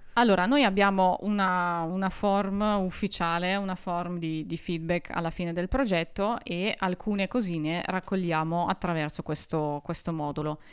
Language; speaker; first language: Italian; non-native, fluent; Russian